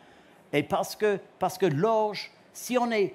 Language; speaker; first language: French; non-native, learner; English